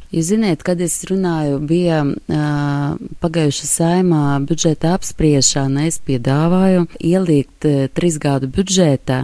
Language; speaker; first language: Latvian; non-native, local second language; Russian